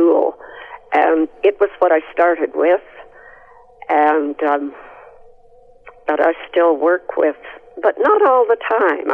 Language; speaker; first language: English; native; English